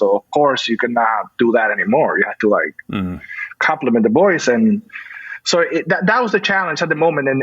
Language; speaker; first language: English; non-native, fluent; Spanish